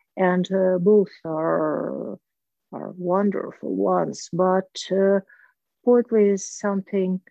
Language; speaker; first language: English; non-native, fluent; Russian